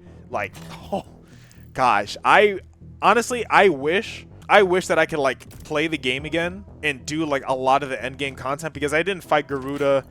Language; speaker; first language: English; native; English